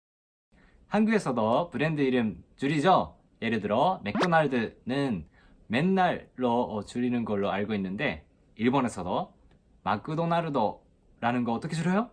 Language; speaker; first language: Korean; non-native, fluent; Japanese